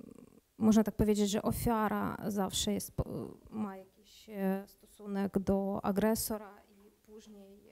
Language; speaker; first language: Polish; non-native, learner; Ukrainian